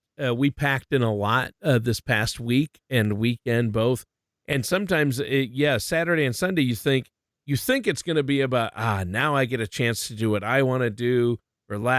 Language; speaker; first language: English; native; English